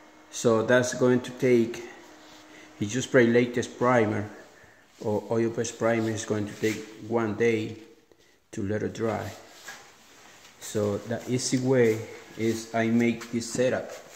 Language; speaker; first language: English; non-native, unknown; Spanish